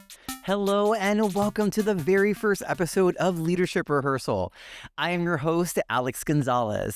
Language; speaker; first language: English; native; English